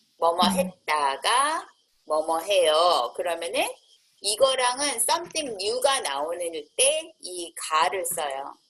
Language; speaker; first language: Korean; native; Korean